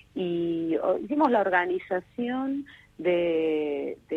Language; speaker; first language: Spanish; native; Spanish